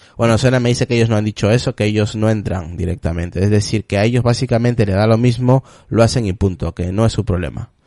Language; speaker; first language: Spanish; native; Spanish